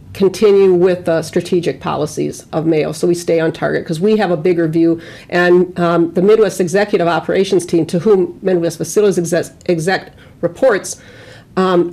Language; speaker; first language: English; native; English